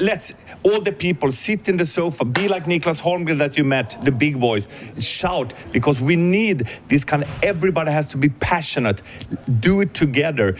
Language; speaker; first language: English; non-native, fluent; Swedish